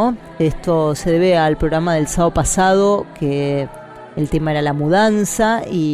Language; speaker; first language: Spanish; native; Spanish